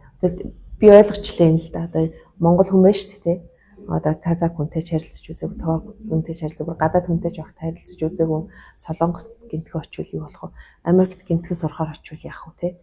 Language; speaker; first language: Mongolian; non-native, local second language; Kazakh